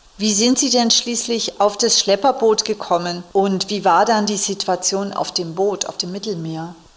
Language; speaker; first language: German; native; German